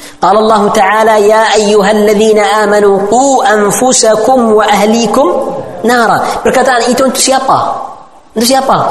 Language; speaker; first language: Malay; non-native, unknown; Arabic